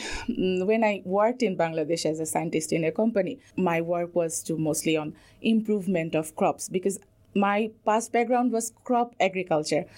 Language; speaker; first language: English; non-native, local second language; Bangla